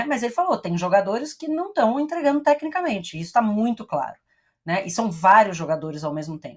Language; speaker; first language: Portuguese; native; Portuguese